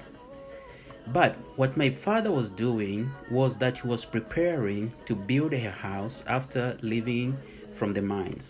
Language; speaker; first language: English; non-native, local second language; Bemba